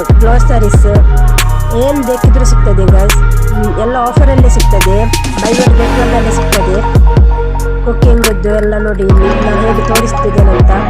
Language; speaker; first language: Kannada; non-native, local second language; Badaga